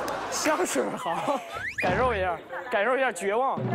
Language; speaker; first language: Chinese; native; Chinese